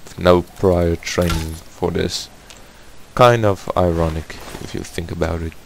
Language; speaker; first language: English; non-native, fluent; Afrikaans